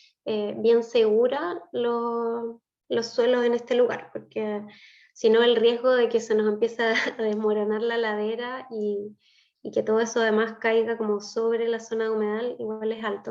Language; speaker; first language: Spanish; native; Spanish